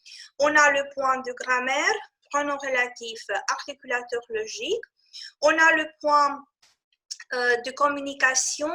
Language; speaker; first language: French; non-native, fluent; Romanian